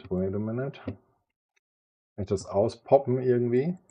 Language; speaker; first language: German; native; German